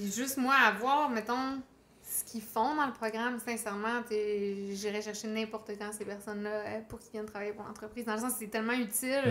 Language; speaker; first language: French; native; French